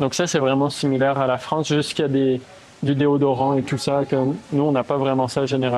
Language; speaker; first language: French; native; French